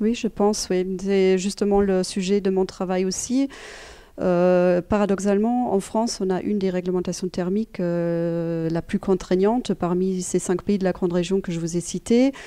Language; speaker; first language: French; non-native, fluent; German